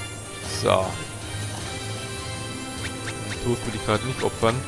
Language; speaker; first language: German; native; German